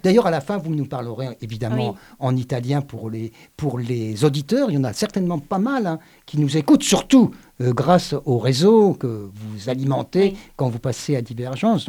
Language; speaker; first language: French; native; French